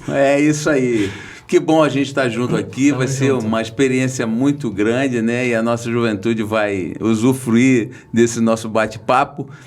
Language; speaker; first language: Portuguese; native; Portuguese